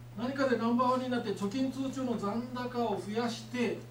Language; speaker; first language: Japanese; native; Japanese